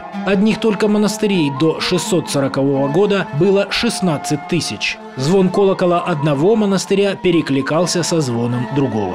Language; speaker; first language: Russian; native; Russian